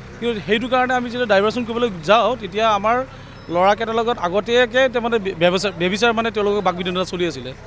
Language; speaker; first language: Assamese; native; Assamese